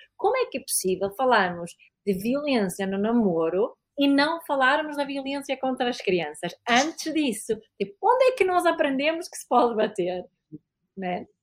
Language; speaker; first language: Portuguese; non-native, fluent; Serbian